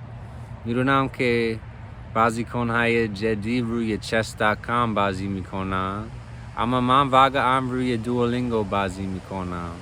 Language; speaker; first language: Persian; non-native, fluent; English